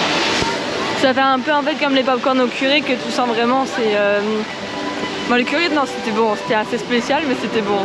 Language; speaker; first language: French; native; French